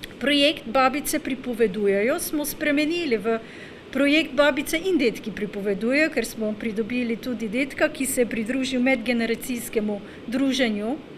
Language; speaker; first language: Slovenian; native; Slovenian